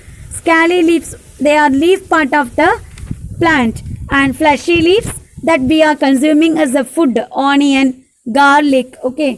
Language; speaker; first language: English; non-native, local second language; Tamil